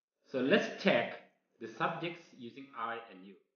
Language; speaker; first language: English; non-native, fluent; Indonesian